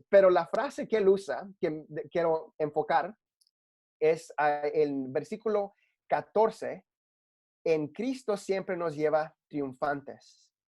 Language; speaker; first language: Spanish; early bilingual, heritage; Spanish